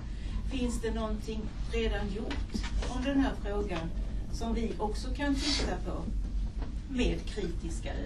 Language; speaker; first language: Swedish; native; Swedish